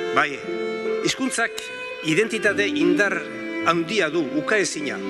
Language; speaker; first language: Basque; native; Basque